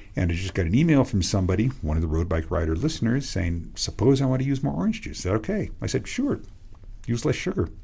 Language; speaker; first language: English; native; English